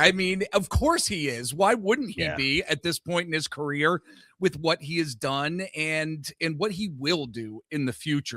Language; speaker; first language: English; native; English